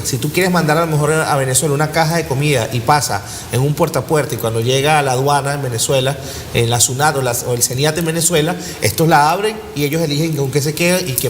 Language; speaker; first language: Spanish; native; Spanish